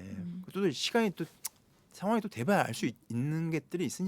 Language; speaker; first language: Korean; native; Korean